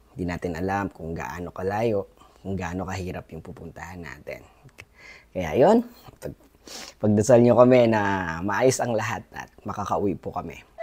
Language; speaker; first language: Filipino; native; Filipino